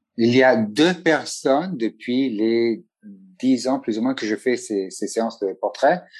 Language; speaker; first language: French; non-native, fluent; Italian